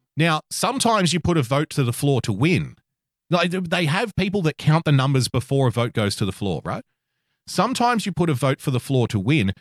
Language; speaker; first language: English; native; English